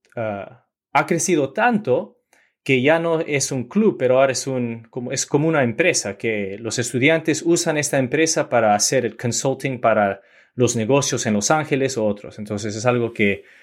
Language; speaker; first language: Spanish; early bilingual, heritage; Spanish